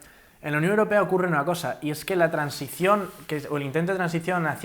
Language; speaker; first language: Spanish; native; Spanish